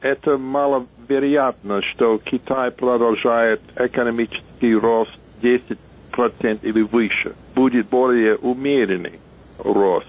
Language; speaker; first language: Russian; non-native, fluent; English